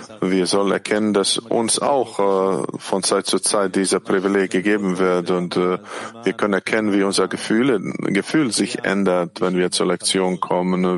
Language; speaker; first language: German; non-native, fluent; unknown